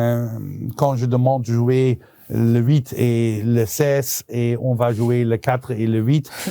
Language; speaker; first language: French; non-native, local second language; Dutch